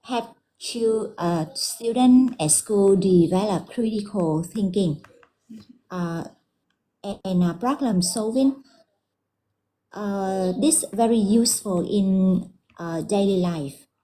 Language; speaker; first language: English; non-native, learner; Vietnamese